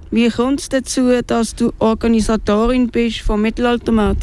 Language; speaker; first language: German; native; German